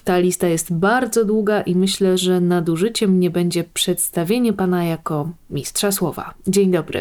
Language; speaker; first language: Polish; native; Polish